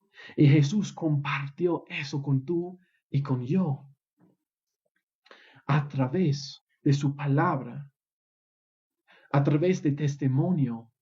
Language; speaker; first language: Spanish; non-native, fluent; English